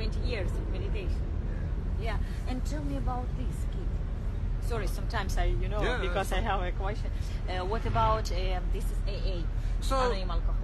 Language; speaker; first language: English; non-native, learner; Russian